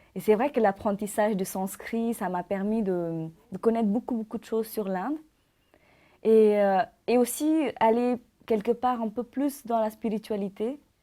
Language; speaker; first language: French; non-native, fluent; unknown